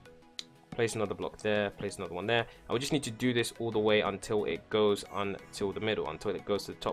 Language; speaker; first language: English; native; English